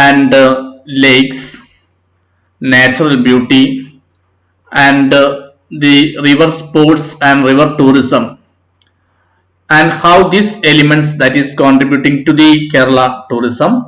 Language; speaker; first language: English; non-native, local second language; Malayalam